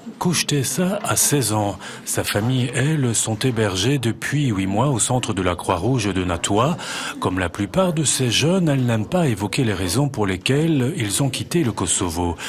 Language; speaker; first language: French; native; French